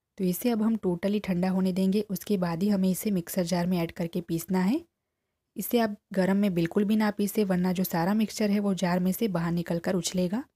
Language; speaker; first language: Hindi; non-native, local second language; Gujarati